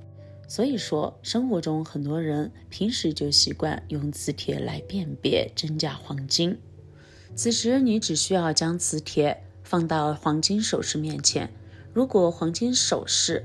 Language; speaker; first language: Chinese; native; Chinese